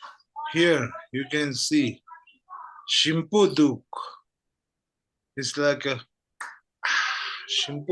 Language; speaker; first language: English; non-native, fluent; Tibetan